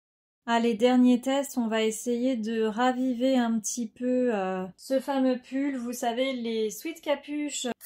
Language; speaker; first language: French; native; French